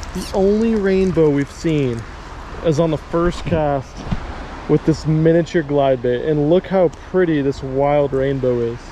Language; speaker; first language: English; native; English